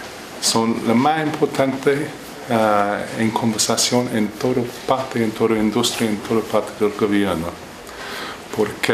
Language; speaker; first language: Spanish; non-native, fluent; English